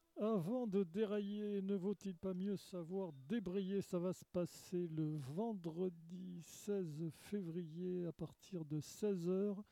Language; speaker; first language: French; native; French